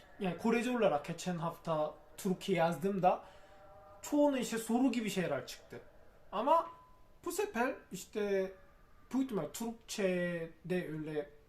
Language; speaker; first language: Turkish; non-native, fluent; Korean